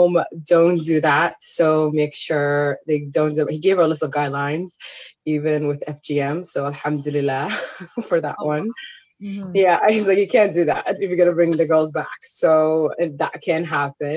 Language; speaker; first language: English; non-native, fluent; Somali